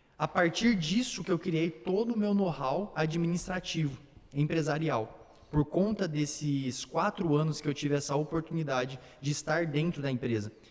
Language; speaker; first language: Portuguese; early bilingual, other home language; Slovak